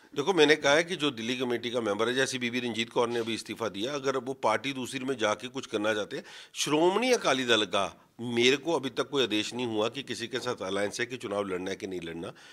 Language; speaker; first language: Hindi; non-native, local second language; Punjabi